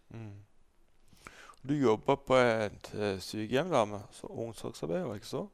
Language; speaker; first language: Norwegian; native; Norwegian